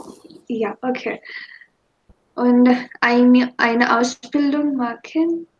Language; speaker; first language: German; non-native, fluent; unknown